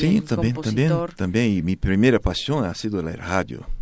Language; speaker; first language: Spanish; non-native, learner; Portuguese